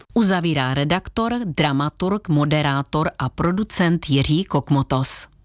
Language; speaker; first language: Czech; native; Czech